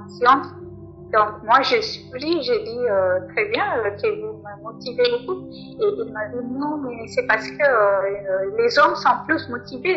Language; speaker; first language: French; non-native, fluent; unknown